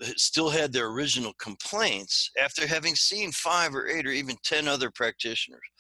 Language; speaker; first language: English; native; English